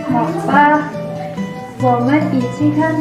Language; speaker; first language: Chinese; non-native, learner; Indonesian